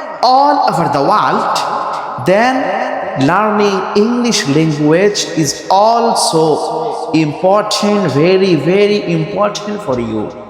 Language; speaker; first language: English; non-native, learner; Bangla